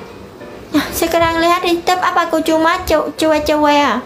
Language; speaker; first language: Indonesian; non-native, learner; Vietnamese